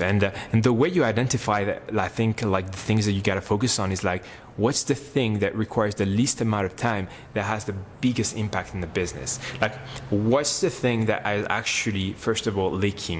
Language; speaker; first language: English; non-native, fluent; French